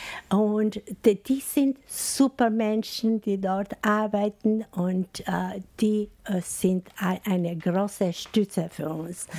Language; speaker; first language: German; non-native, fluent; Albanian